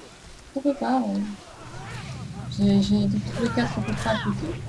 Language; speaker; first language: French; native; French